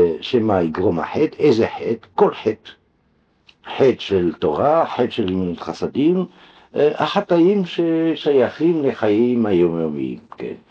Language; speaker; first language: Hebrew; non-native, fluent; French